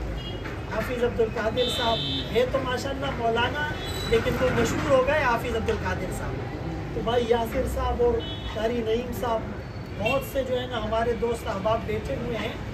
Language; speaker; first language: Urdu; native; Urdu